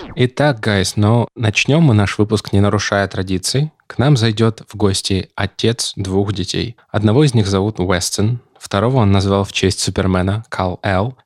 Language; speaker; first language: Russian; native; Russian